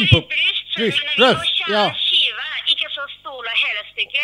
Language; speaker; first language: Norwegian; non-native, learner; Chinese